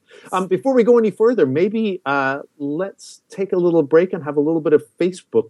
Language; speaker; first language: English; native; English